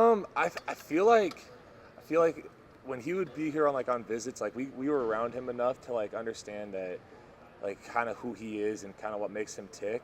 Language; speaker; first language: English; native; English